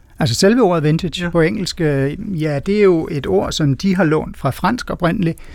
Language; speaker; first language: Danish; native; Danish